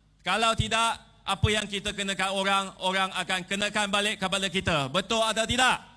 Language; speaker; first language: Malay; non-native, local second language; Chinese